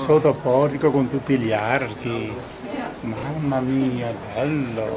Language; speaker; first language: Italian; native; Italian